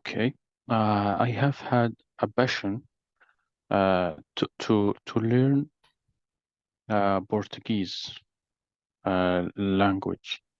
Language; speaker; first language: English; non-native, learner; Arabic